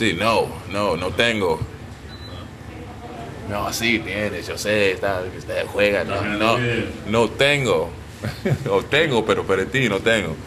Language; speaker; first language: Spanish; non-native, learner; English